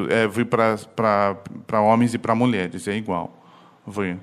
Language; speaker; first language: Portuguese; non-native, fluent; Russian